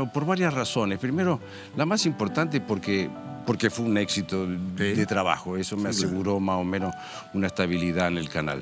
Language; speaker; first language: Spanish; native; Spanish